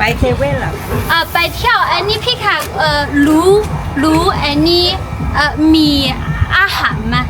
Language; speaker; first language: Thai; non-native, learner; Chinese